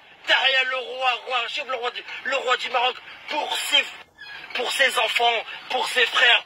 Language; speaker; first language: French; early bilingual, other home language; Arabic